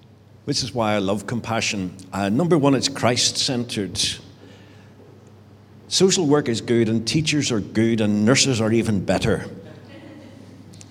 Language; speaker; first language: English; native; English